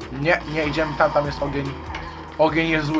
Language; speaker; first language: Polish; native; Polish